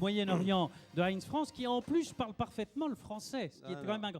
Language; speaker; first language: French; native; French